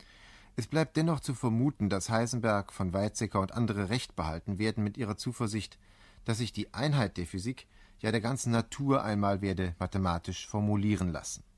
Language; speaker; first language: German; native; German